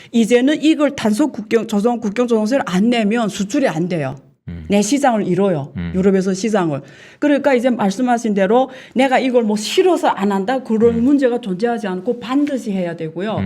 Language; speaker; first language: Korean; non-native, fluent; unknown